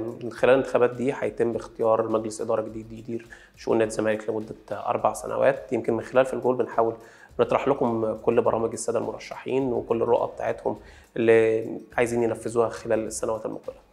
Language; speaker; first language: Arabic; native; Arabic